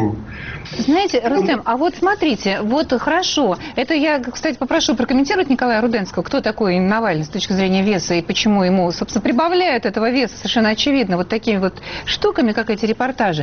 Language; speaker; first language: Russian; native; Russian